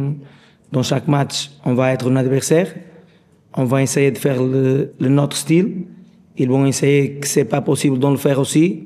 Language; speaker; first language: French; non-native, learner; Portuguese